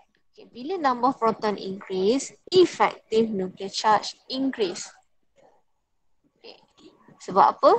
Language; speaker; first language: English; non-native, local second language; Malay